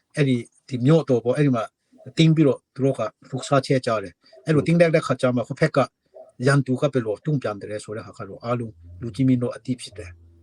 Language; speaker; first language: Burmese; non-native, local second language; Hakha Chin